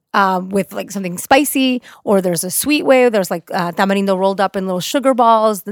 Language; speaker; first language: English; early bilingual, other home language; Spanish